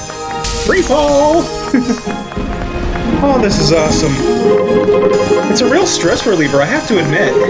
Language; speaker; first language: English; native; English